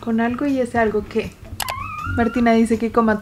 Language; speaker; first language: Spanish; native; Spanish